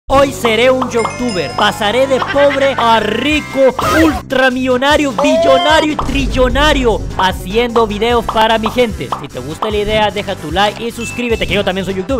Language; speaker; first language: Spanish; native; Spanish